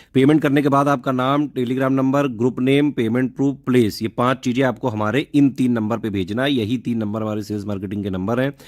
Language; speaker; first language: Hindi; native; Hindi